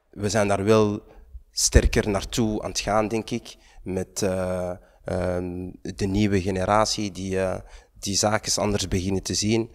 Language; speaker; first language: Dutch; early bilingual, other home language; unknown